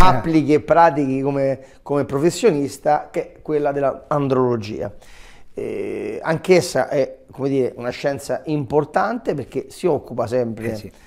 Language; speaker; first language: Italian; native; Italian